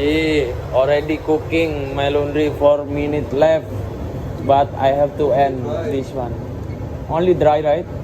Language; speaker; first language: English; non-native, learner; Indonesian